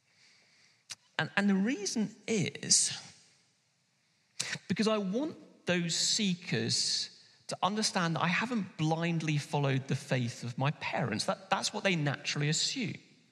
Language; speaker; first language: English; native; English